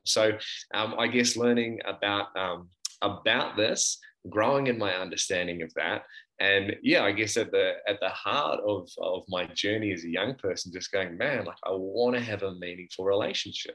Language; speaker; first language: English; native; English